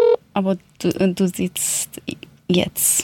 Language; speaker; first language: German; non-native, learner; Persian